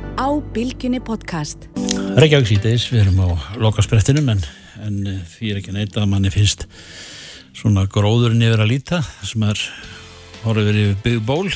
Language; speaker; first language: Icelandic; native; Icelandic